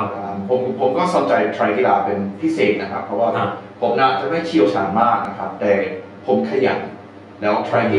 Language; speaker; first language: Thai; non-native, fluent; English